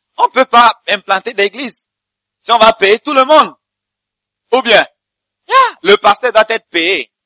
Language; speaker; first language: French; non-native, fluent; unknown